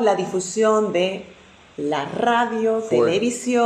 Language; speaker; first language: Spanish; native; Spanish